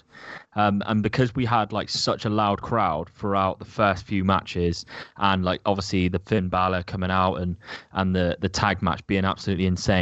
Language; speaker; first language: English; native; English